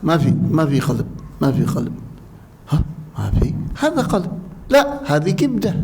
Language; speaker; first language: Arabic; non-native, fluent; Indonesian